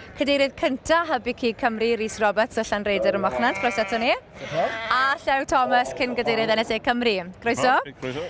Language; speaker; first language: Welsh; native; Welsh